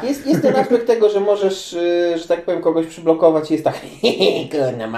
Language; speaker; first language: Polish; native; Polish